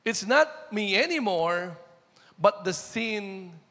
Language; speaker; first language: English; non-native, local second language; Filipino